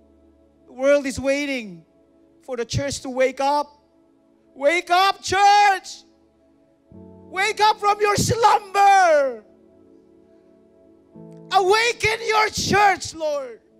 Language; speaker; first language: English; non-native, local second language; Filipino